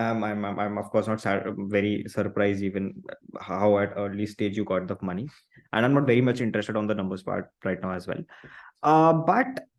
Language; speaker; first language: English; non-native, local second language; Hindi